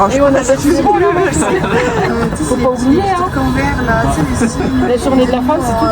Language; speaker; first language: French; native; French